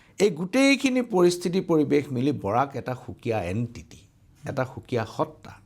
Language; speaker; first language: Assamese; native; Assamese